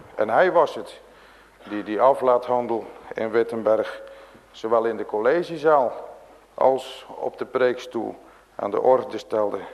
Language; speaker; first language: Dutch; native; Dutch